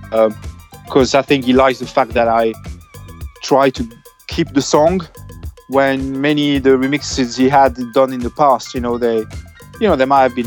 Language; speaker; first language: English; non-native, fluent; French